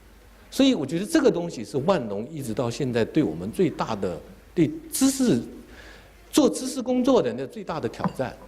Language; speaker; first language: Chinese; native; Chinese